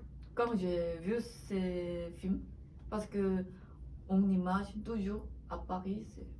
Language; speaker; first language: French; non-native, learner; Korean